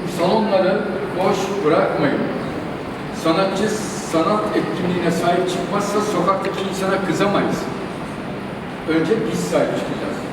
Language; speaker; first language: Turkish; native; Turkish